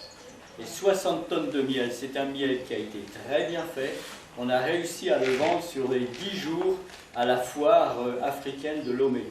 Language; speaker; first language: French; native; French